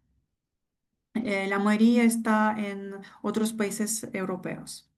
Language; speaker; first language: Spanish; non-native, fluent; Ukrainian